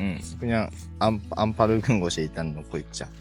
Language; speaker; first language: Korean; non-native, learner; Japanese